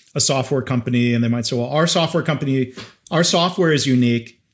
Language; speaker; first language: English; native; English